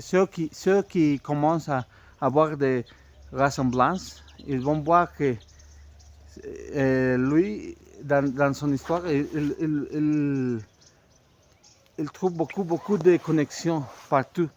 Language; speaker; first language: French; non-native, fluent; Spanish